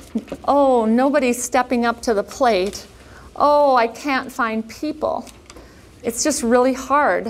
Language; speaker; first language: English; native; English